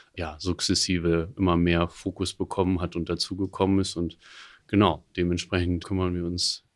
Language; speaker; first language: German; native; German